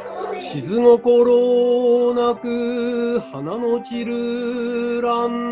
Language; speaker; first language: Japanese; native; Japanese